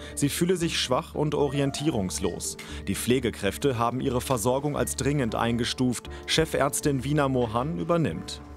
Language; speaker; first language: German; native; German